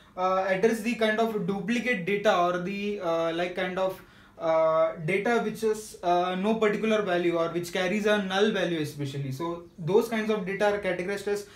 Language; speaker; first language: English; non-native, local second language; Marathi